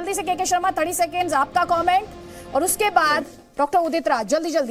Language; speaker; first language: Hindi; native; Hindi